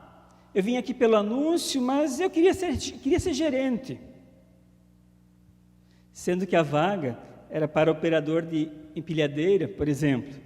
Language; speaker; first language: Portuguese; native; Portuguese